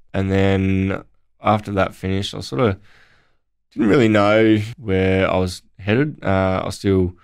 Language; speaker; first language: English; native; English